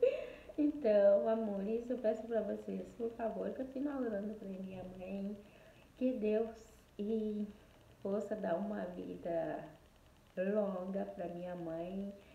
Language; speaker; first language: Portuguese; non-native, fluent; Haitian Creole